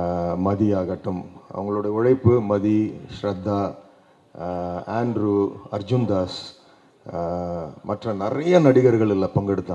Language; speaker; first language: Tamil; native; Tamil